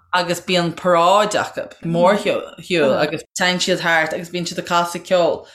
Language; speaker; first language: Irish; native; Irish